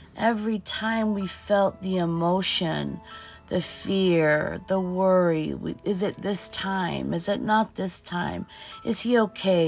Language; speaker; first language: English; early bilingual, other home language; Portuguese